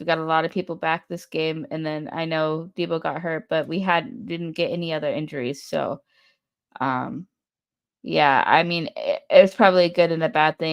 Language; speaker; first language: English; native; English